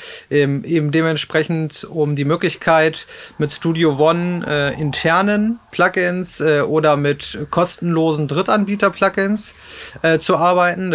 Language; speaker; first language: German; native; German